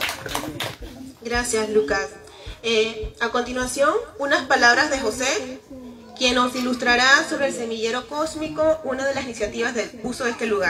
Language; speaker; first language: Spanish; native; Spanish